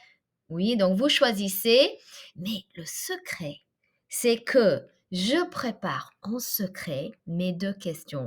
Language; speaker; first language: French; non-native, fluent; English